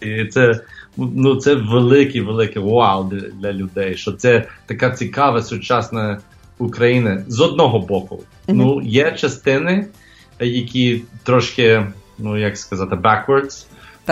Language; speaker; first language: Ukrainian; early bilingual, heritage; English